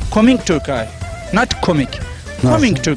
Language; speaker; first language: English; non-native, learner; Turkish